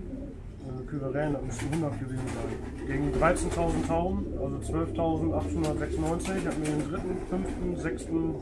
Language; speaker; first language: German; native; German